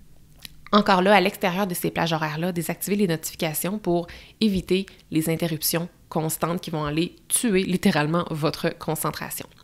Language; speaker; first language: French; native; French